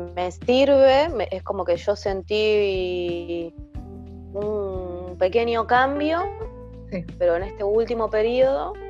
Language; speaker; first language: Spanish; native; Spanish